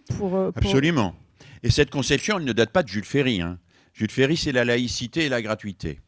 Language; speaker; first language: French; native; French